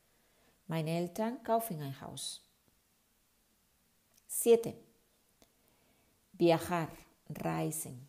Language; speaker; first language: German; non-native, fluent; Spanish